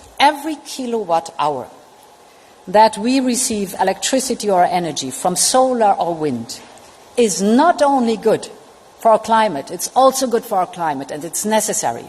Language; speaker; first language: English; non-native, fluent; German